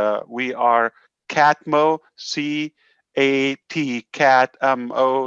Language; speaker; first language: English; non-native, fluent; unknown